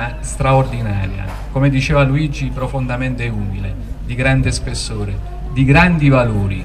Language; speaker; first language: Italian; native; Italian